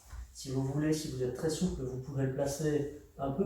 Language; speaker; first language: French; native; French